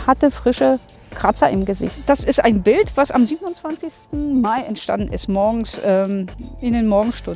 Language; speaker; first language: German; native; German